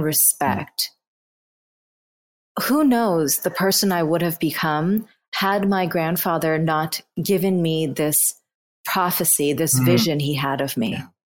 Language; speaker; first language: English; non-native, local second language; Bangla